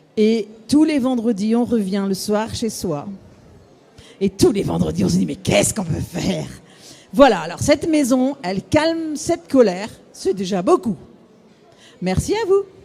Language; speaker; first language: French; native; French